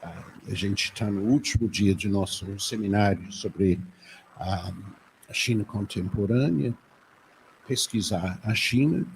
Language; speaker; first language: Portuguese; non-native, fluent; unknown